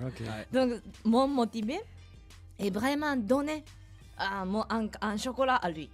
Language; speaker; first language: French; non-native, fluent; Japanese